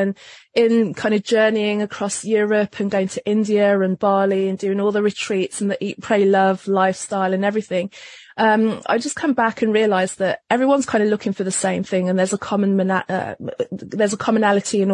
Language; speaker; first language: English; native; English